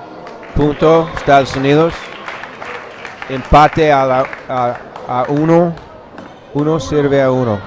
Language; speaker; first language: Spanish; non-native, learner; English